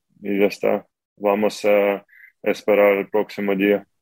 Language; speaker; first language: Spanish; non-native, fluent; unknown